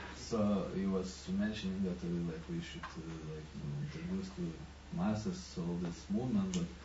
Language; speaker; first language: English; non-native, fluent; Lithuanian